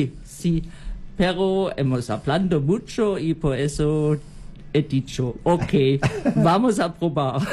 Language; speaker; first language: Spanish; non-native, learner; German